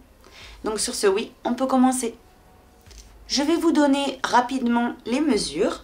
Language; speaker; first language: French; native; French